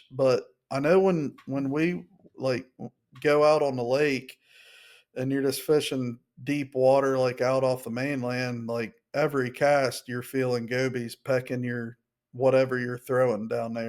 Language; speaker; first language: English; native; English